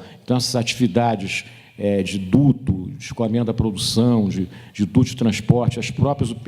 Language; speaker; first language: Portuguese; native; Portuguese